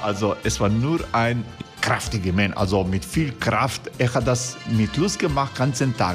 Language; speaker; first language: German; non-native, learner; Croatian